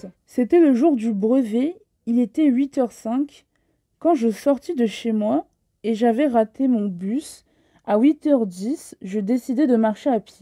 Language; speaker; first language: French; native; French